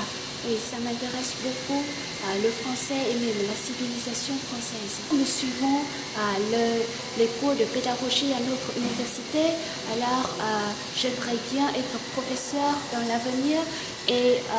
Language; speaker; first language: French; non-native, fluent; Vietnamese